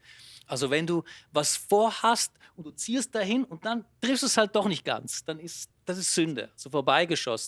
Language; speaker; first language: German; native; German